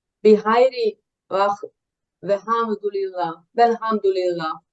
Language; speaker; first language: Arabic; non-native, learner; Bosnian